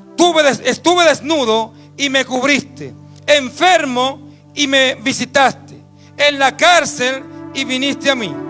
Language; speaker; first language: Spanish; native; Spanish